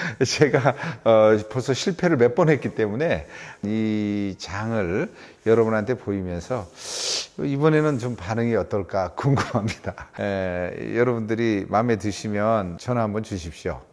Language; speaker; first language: Korean; native; Korean